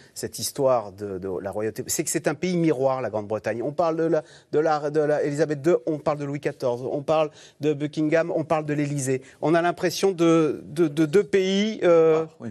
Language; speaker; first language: French; native; French